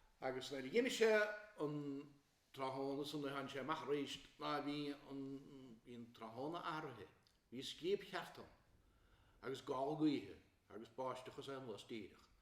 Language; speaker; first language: Irish; native; Irish